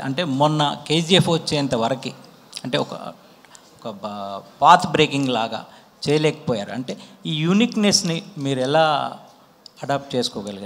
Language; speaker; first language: Telugu; native; Telugu